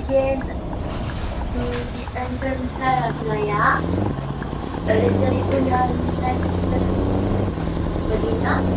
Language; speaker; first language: Spanish; non-native, learner; French